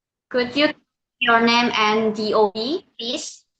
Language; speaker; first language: English; non-native, learner; Indonesian